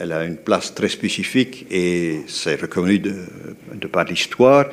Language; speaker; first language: French; native; French